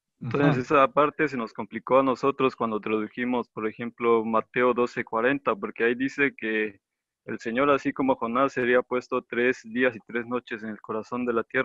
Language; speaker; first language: Spanish; non-native, fluent; English